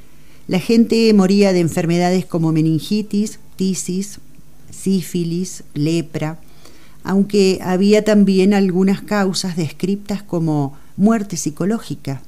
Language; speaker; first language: Spanish; native; Spanish